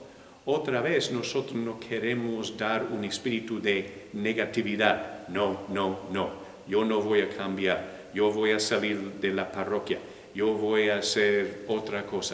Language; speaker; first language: Spanish; non-native, fluent; English